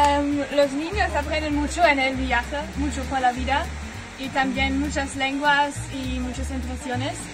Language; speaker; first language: Spanish; non-native, learner; German